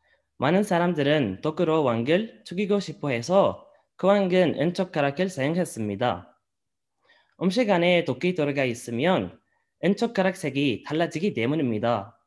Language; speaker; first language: Korean; non-native, learner; Arabic